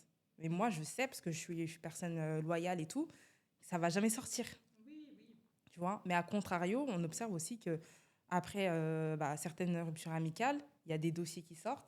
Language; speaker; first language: French; native; French